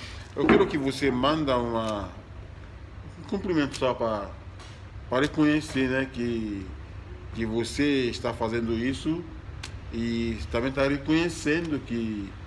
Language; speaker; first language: Portuguese; non-native, fluent; Yoruba